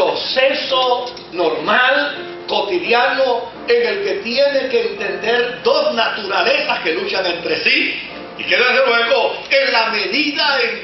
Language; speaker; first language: Spanish; native; Spanish